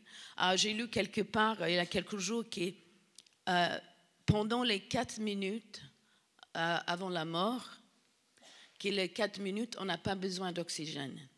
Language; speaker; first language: French; non-native, fluent; English